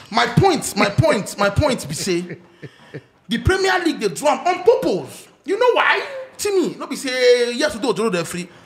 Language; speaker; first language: Nigerian Pidgin; non-native, local second language; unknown